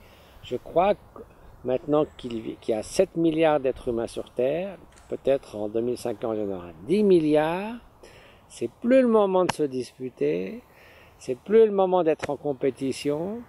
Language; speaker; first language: French; native; French